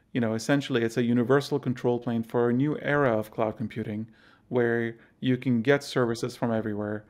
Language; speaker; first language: English; non-native, fluent; Arabic